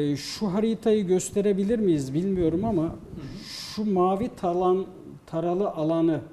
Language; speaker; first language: Turkish; native; Turkish